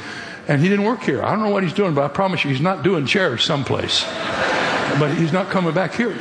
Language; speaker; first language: English; native; English